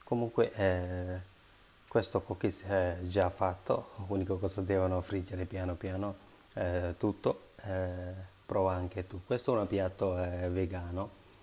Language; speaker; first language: Italian; non-native, learner; Sinhala